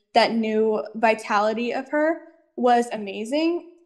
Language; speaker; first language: English; native; English